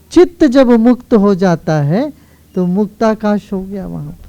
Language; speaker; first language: Hindi; non-native, local second language; Kannada